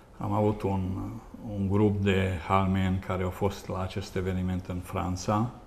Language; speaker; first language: Romanian; non-native, local second language; Hungarian